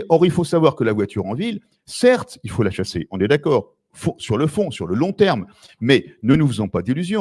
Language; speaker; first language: French; native; French